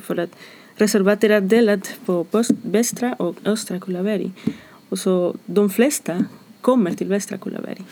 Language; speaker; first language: Swedish; non-native, fluent; Spanish